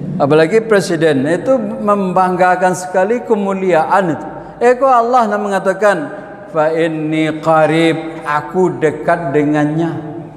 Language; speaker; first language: Malay; non-native, local second language; Minangkabau